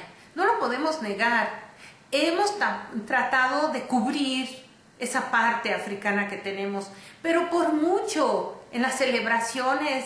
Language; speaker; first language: Spanish; native; Spanish